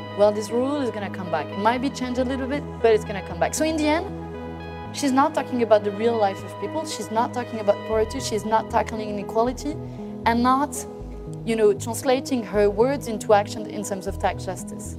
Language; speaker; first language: English; non-native, fluent; French